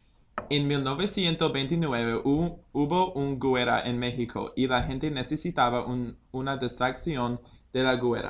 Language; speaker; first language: Spanish; non-native, learner; English